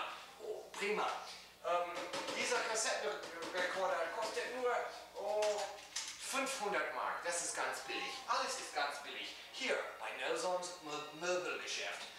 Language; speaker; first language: German; non-native, learner; English